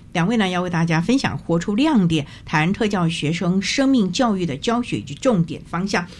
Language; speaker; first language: Chinese; native; Chinese